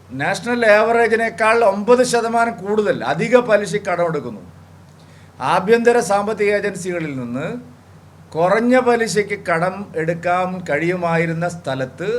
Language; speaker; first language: Malayalam; native; Malayalam